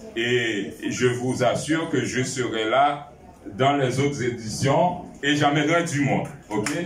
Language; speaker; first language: French; non-native, local second language; Haitian Creole